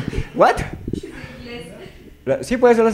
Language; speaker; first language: Spanish; native; Spanish